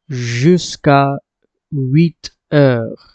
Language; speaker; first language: French; non-native, fluent; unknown